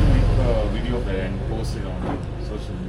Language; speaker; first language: English; non-native, local second language; Hindi